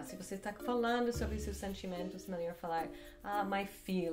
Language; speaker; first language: Portuguese; non-native, fluent; English